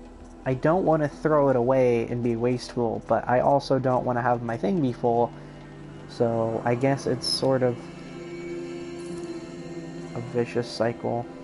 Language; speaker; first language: English; native; English